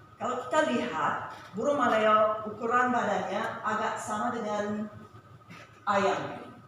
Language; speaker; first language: Indonesian; non-native, fluent; English